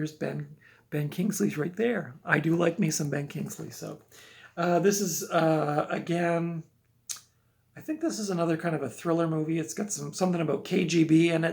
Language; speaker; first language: English; native; English